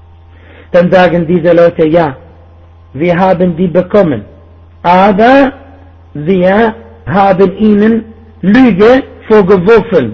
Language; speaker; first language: German; non-native, fluent; Arabic